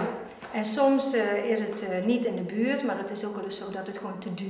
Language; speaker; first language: Dutch; native; Dutch